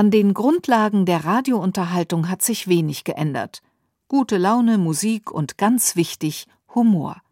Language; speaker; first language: German; native; German